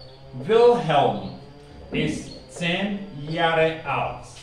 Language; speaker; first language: German; non-native, learner; Akan